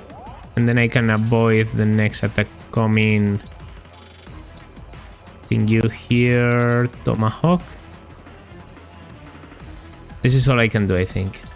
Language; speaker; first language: English; non-native, fluent; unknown